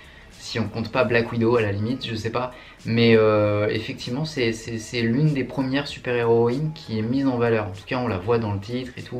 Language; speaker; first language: French; native; French